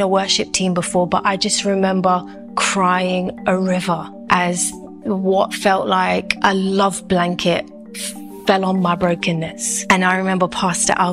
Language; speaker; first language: English; native; English